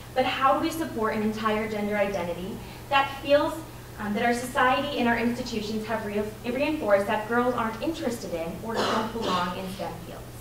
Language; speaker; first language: English; native; English